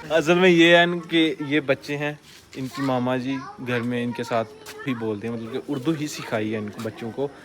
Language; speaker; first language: Urdu; non-native, local second language; Punjabi